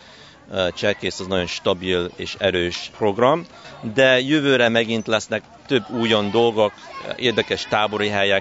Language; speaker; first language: Hungarian; early bilingual, heritage; Hungarian